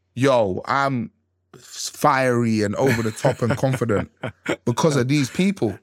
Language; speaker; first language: English; early bilingual, other home language; Krio